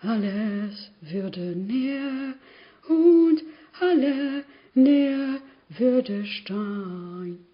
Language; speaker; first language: German; non-native, learner; French